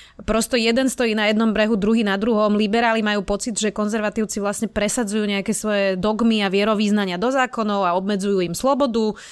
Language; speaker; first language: Slovak; native; Slovak